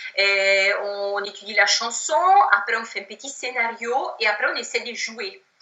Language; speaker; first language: French; non-native, fluent; Italian